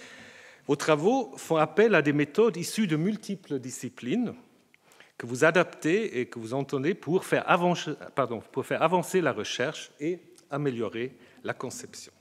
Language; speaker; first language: French; native; French